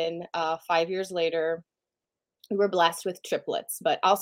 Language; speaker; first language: English; non-native, fluent; Portuguese